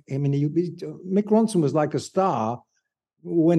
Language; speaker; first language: English; native; English